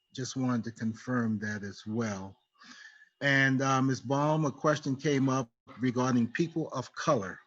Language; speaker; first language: English; native; English